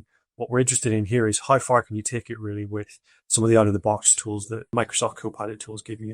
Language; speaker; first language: English; native; English